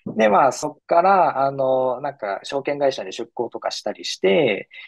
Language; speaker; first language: Japanese; native; Japanese